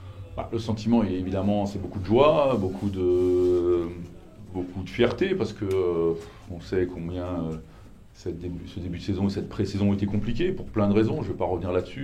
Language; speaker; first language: French; native; French